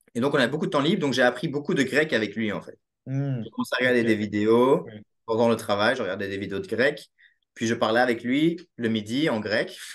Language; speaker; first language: French; native; French